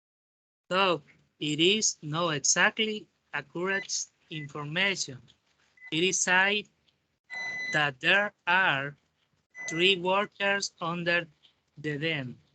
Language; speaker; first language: English; non-native, learner; Spanish